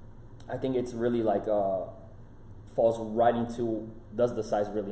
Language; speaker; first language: English; non-native, fluent; Portuguese